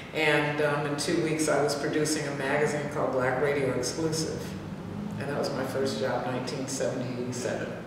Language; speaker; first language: English; native; English